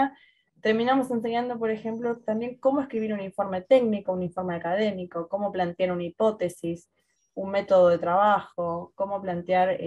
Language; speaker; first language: Spanish; native; Spanish